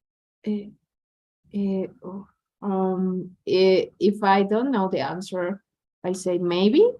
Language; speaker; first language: English; non-native, learner; Spanish